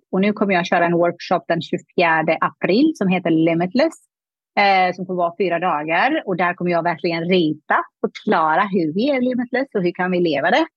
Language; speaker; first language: Swedish; non-native, fluent; Persian